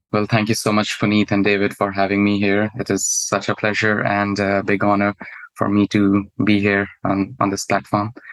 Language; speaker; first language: English; non-native, local second language; Hindi